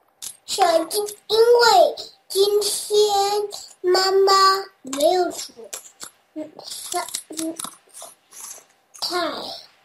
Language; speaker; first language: Chinese; early bilingual, heritage; Chinese